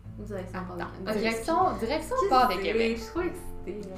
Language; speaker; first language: French; native; French